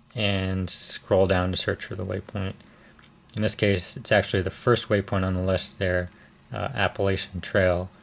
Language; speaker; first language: English; native; English